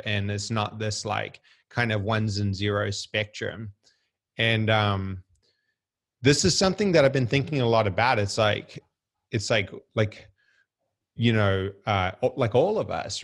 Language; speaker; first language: English; native; English